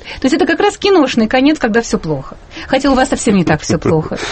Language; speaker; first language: Russian; native; Russian